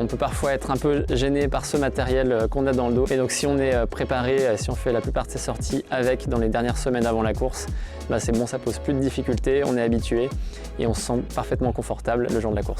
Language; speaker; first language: French; native; French